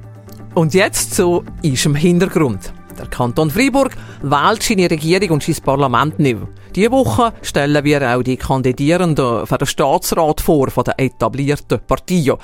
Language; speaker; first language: German; native; German